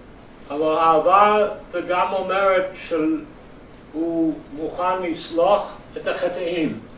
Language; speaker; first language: Hebrew; non-native, fluent; English